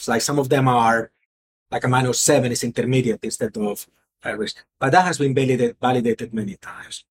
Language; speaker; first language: English; non-native, fluent; Spanish